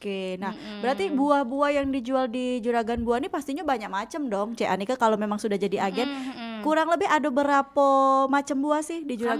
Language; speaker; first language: Indonesian; native; Indonesian